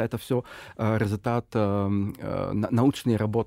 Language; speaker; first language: Russian; non-native, fluent; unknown